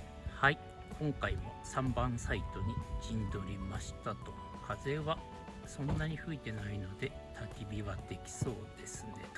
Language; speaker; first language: Japanese; native; Japanese